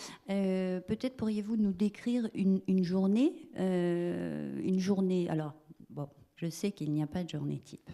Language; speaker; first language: French; native; French